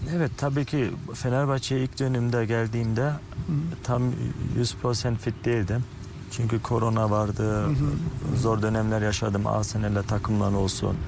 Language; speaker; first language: Turkish; early bilingual, heritage; Turkish